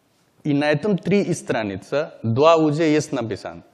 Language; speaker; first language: Russian; non-native, learner; Hindi